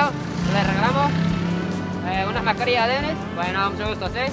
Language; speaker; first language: Spanish; non-native, fluent; Japanese